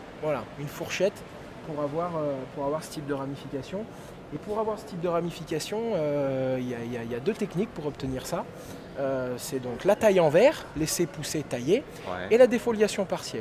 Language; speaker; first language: French; native; French